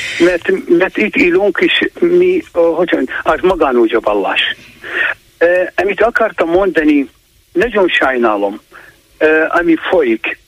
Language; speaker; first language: Hungarian; non-native, fluent; Kurdish